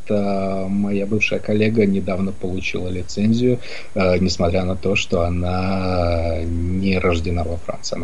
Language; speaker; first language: Russian; native; Russian